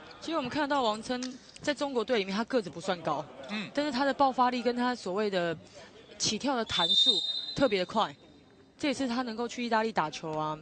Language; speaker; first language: Chinese; native; Chinese